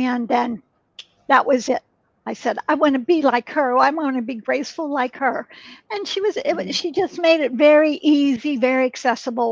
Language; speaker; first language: English; native; English